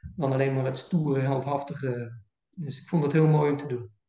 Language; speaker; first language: Dutch; native; Dutch